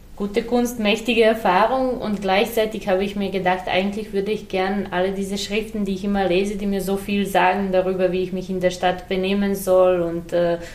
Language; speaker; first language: German; non-native, fluent; Serbian